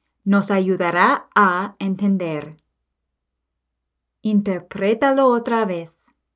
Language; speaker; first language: Spanish; non-native, fluent; English